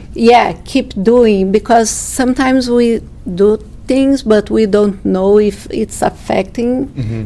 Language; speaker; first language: English; non-native, fluent; Portuguese